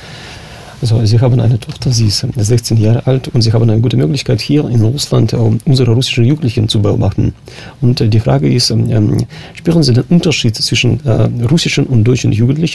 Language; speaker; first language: German; non-native, fluent; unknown